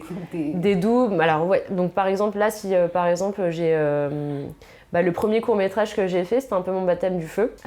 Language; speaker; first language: French; native; French